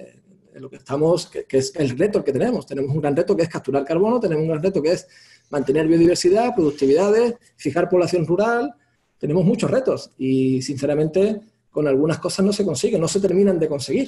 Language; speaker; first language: Spanish; native; Spanish